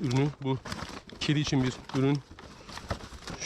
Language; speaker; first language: Turkish; native; Turkish